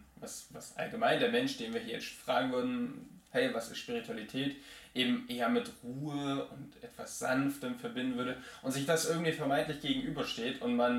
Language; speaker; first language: German; native; German